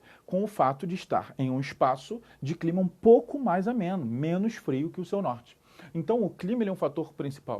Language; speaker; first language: Portuguese; native; Portuguese